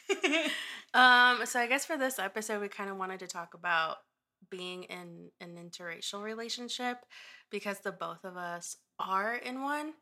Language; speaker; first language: English; early bilingual, other home language; Spanish